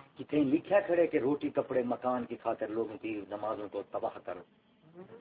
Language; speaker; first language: Urdu; non-native, local second language; Punjabi